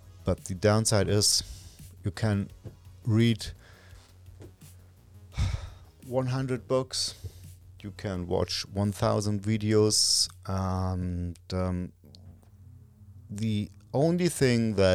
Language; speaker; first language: English; non-native, learner; German